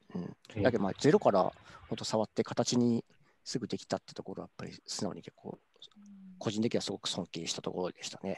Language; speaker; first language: Japanese; native; Japanese